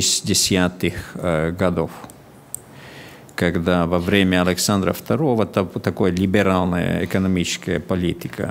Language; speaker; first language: Russian; non-native, fluent; Finnish